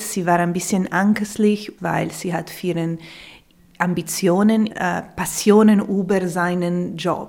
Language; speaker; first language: German; non-native, local second language; Italian